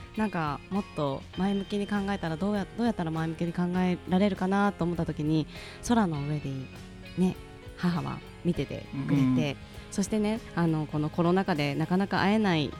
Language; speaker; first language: Japanese; native; Japanese